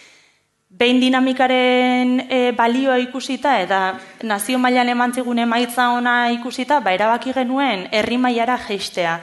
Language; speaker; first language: Basque; native; Basque